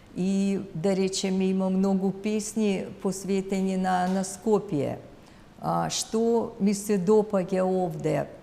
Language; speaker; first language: Macedonian; non-native, fluent; Russian